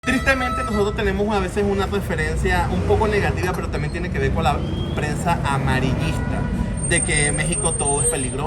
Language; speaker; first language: Spanish; native; Spanish